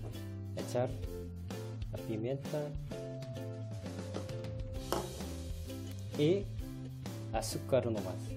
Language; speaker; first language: Spanish; non-native, fluent; Korean